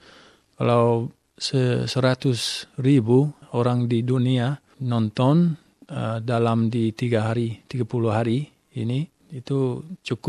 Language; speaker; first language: Indonesian; non-native, fluent; English